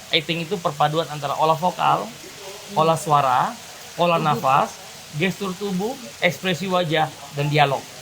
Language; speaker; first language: Indonesian; native; Indonesian